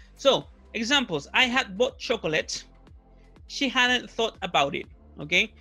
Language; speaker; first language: English; non-native, fluent; Spanish